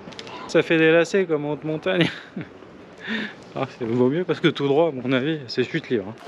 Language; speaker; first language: French; native; French